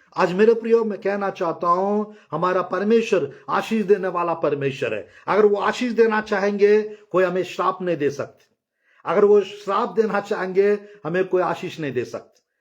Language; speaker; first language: Hindi; non-native, local second language; Telugu